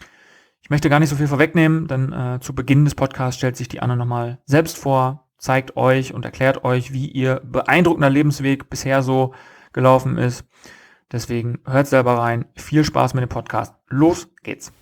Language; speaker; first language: German; native; German